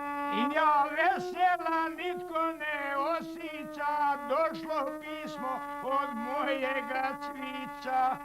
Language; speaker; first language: Bosnian; native; Bosnian